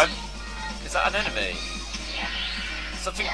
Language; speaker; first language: English; native; English